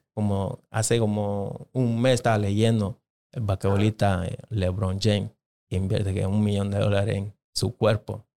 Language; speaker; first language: Spanish; non-native, local second language; Jamaican Creole English